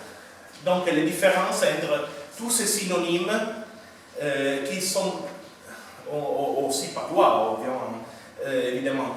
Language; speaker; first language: French; non-native, fluent; Italian